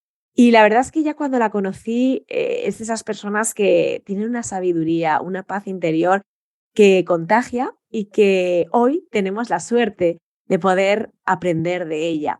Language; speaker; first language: Spanish; native; Spanish